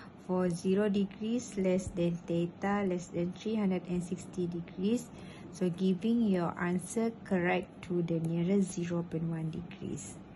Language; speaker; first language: English; non-native, local second language; Malay